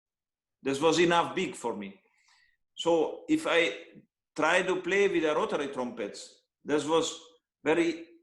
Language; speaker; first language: English; non-native, learner; Hungarian